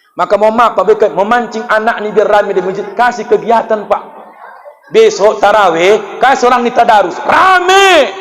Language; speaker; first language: Malay; native; Malay